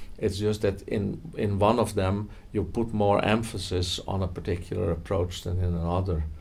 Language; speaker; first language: English; non-native, fluent; Dutch